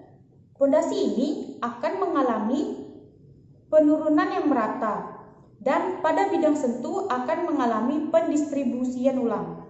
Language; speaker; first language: Indonesian; native; Indonesian